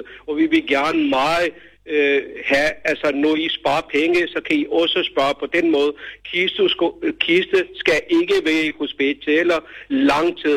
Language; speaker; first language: Danish; non-native, learner; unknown